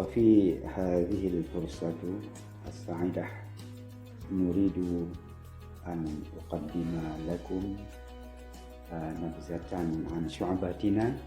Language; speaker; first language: Arabic; non-native, fluent; Indonesian